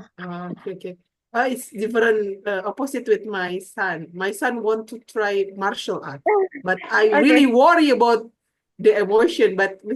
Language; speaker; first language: English; non-native, learner; Indonesian